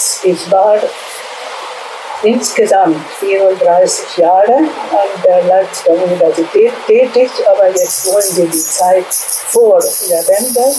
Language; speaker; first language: German; non-native, fluent; Hungarian